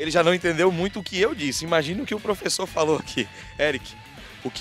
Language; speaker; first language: Portuguese; native; Portuguese